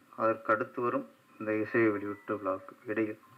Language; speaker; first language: Tamil; native; Tamil